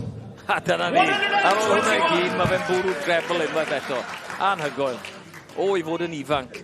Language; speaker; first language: Welsh; native; Welsh